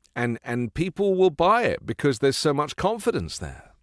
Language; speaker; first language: English; native; English